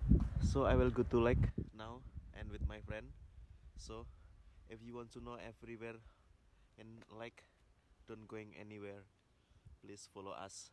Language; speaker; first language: English; non-native, learner; Indonesian